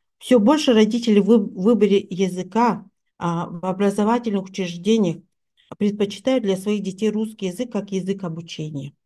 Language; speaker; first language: Russian; non-native, local second language; Tuvinian